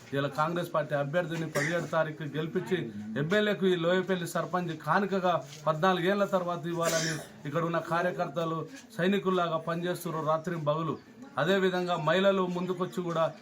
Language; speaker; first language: Telugu; native; Telugu